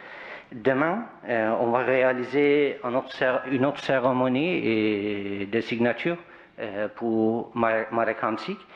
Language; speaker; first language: French; non-native, fluent; Turkish